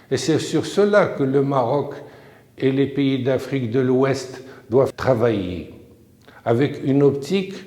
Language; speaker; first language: French; non-native, local second language; Arabic